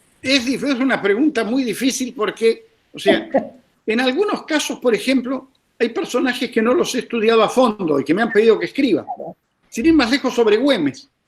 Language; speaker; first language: Spanish; native; Spanish